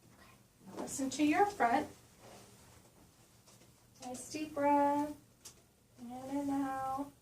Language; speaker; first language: English; native; English